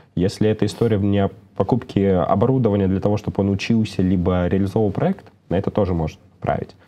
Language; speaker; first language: Russian; native; Russian